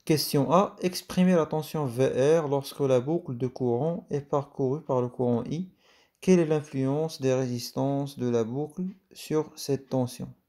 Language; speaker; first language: French; non-native, local second language; Arabic